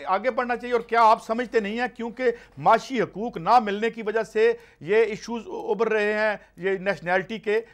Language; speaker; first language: Urdu; non-native, local second language; Punjabi